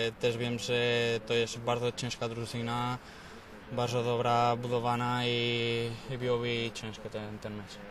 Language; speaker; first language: Polish; non-native, learner; Spanish